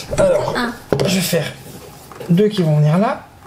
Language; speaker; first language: French; native; French